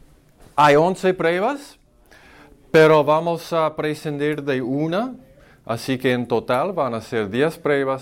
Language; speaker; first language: Spanish; non-native, fluent; English